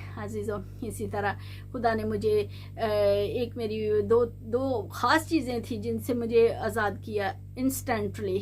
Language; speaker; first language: Urdu; native; Urdu